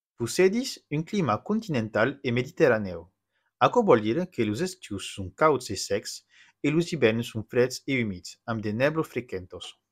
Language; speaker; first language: Occitan; non-native, local second language; French